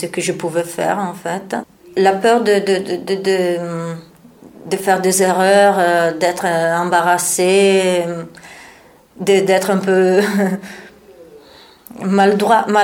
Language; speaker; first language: French; non-native, learner; Italian